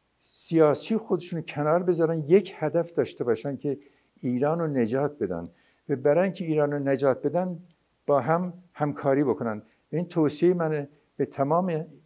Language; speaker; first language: Persian; non-native, local second language; Azerbaijani